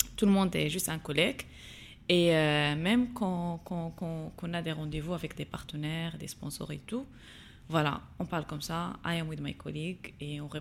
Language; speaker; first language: French; non-native, local second language; Tachelhit